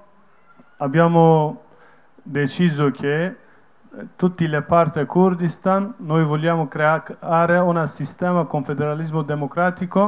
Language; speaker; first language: Italian; non-native, learner; Kurdish